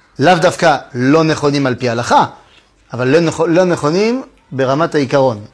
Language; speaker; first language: Hebrew; non-native, fluent; French